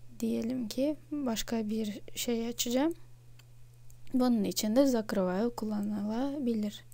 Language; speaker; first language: Turkish; non-native, fluent; Russian